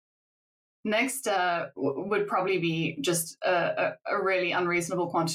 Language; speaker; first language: English; native; English